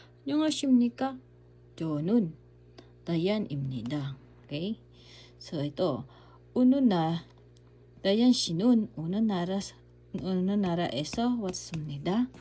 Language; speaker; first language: Korean; non-native, fluent; Filipino